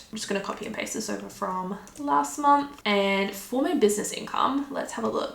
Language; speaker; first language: English; native; English